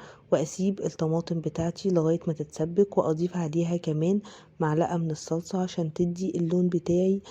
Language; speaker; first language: Arabic; native; Arabic